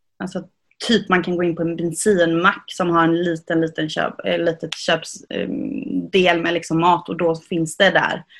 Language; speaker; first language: Swedish; native; Swedish